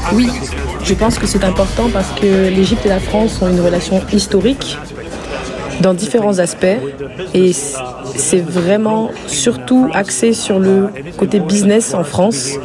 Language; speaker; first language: French; non-native, fluent; Arabic